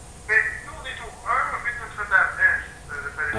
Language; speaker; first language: French; native; French